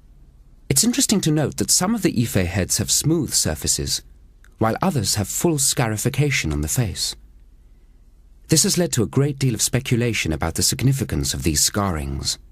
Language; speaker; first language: English; native; English